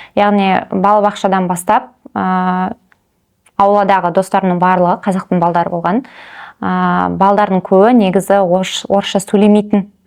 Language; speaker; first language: Kazakh; non-native, local second language; Russian